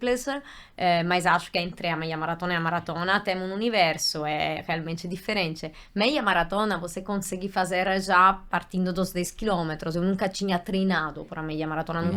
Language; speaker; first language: Portuguese; non-native, fluent; Italian